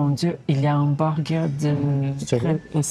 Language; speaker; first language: French; non-native, fluent; Portuguese